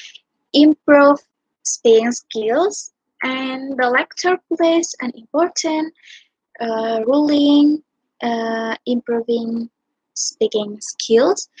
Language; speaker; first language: English; non-native, learner; Indonesian